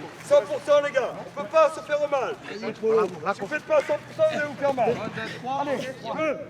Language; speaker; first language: French; native; French